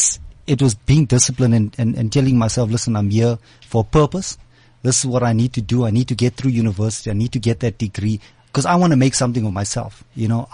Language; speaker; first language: English; native; English